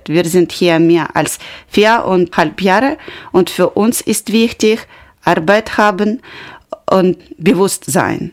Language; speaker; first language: German; non-native, learner; Ukrainian